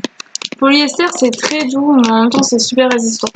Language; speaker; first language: French; native; French